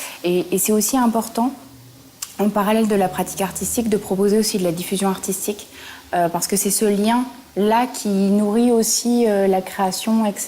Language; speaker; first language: French; native; French